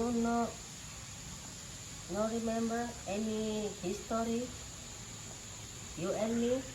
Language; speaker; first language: English; non-native, learner; Indonesian